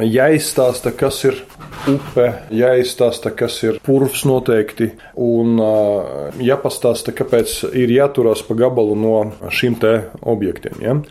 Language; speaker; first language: Latvian; non-native, local second language; Russian